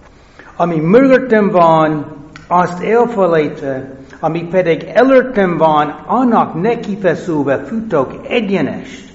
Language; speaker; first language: Hungarian; non-native, fluent; English